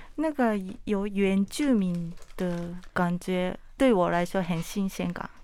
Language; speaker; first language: Chinese; non-native, learner; Japanese